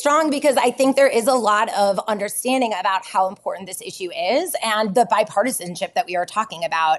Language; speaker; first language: English; native; English